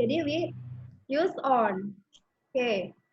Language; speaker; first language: English; non-native, fluent; Indonesian